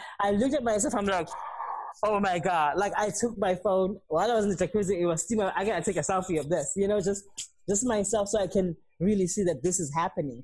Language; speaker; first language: English; non-native, local second language; Zulu